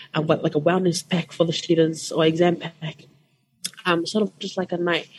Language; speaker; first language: English; non-native, fluent; Tongan